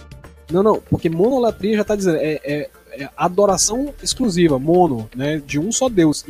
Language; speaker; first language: Portuguese; native; Portuguese